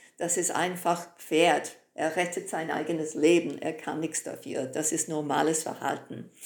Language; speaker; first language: German; non-native, fluent; English